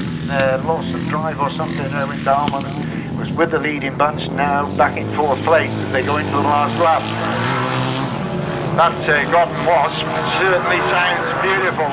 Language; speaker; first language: English; native; English